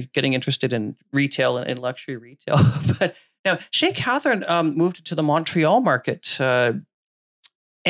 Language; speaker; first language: English; native; English